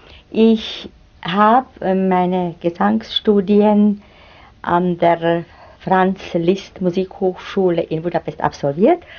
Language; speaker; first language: German; non-native, fluent; Hungarian